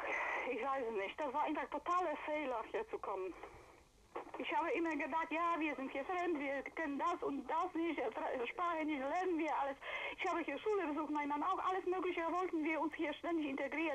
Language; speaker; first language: German; non-native, fluent; Polish